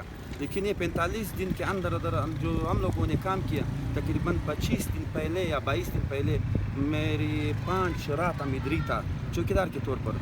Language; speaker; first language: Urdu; non-native, local second language; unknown